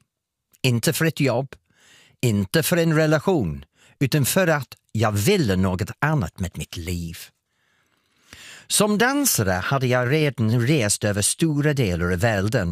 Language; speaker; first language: Swedish; non-native, fluent; English